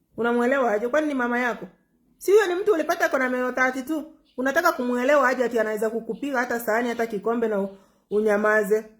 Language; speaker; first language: Swahili; non-native, local second language; Gusii